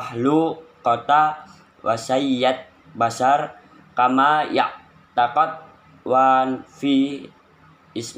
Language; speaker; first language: Arabic; non-native, learner; Indonesian